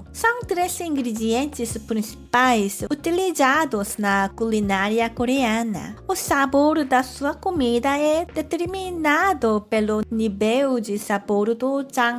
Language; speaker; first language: Portuguese; non-native, fluent; Korean